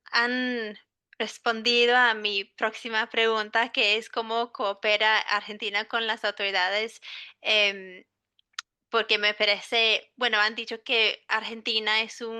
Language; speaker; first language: Spanish; non-native, fluent; English